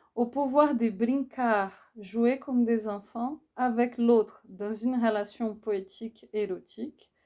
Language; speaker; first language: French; non-native, fluent; Portuguese